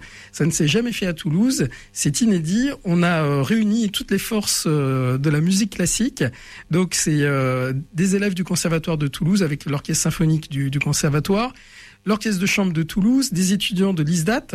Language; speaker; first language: French; native; French